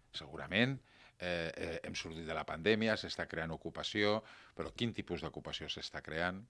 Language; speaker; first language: Catalan; non-native, local second language; Spanish